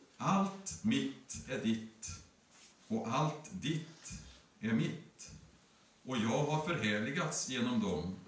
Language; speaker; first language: Swedish; native; Swedish